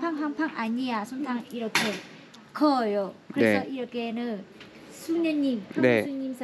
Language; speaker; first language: Korean; non-native, learner; Hmong